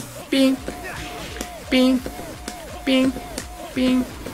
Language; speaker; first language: English; non-native, fluent; Korean